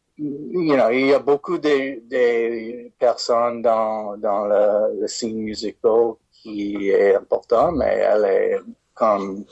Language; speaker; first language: French; non-native, fluent; English